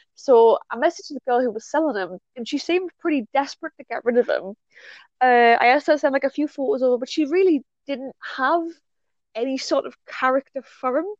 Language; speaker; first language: English; native; English